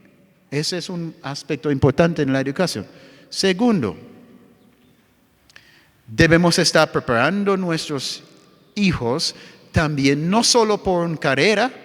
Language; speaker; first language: Spanish; non-native, fluent; English